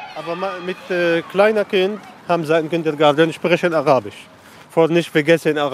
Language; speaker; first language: German; non-native, learner; Arabic